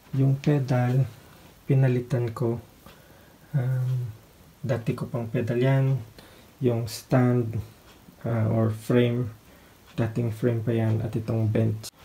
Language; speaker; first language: Filipino; native; Filipino